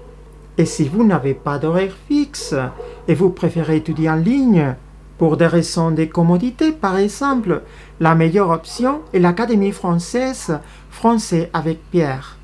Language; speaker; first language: French; non-native, fluent; Spanish